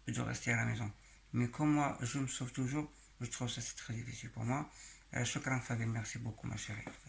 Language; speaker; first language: French; non-native, local second language; Arabic